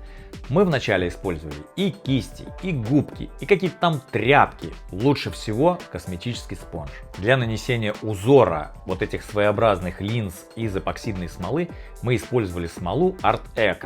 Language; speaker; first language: Russian; native; Russian